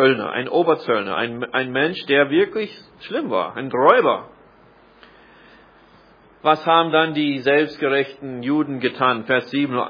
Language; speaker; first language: German; non-native, fluent; English